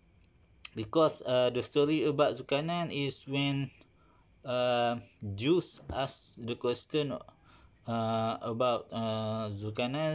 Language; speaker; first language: English; non-native, learner; Malay